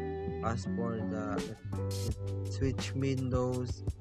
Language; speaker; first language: English; non-native, fluent; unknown